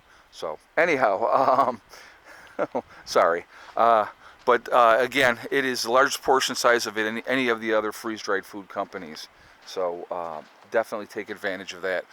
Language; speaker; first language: English; native; English